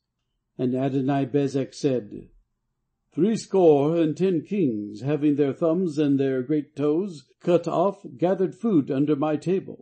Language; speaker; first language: English; native; English